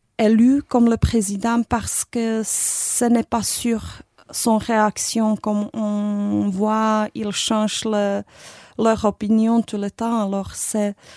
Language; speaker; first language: French; non-native, fluent; Czech